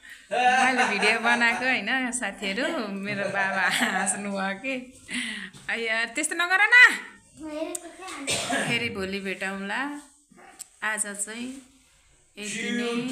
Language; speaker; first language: Nepali; native; Nepali